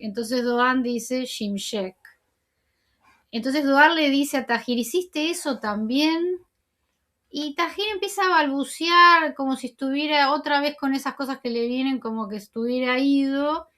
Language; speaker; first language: Spanish; native; Spanish